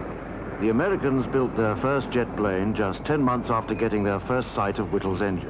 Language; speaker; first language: English; native; English